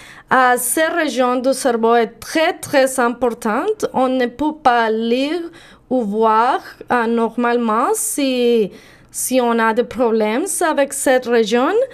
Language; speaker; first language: French; non-native, learner; Spanish